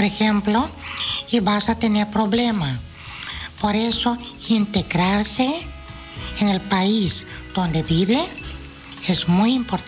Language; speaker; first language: Spanish; non-native, fluent; Dutch